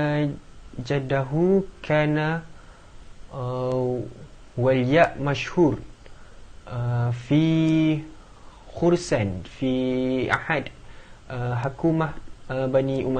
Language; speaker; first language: Arabic; non-native, learner; Malay